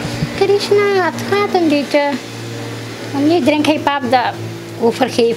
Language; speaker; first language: Dutch; non-native, local second language; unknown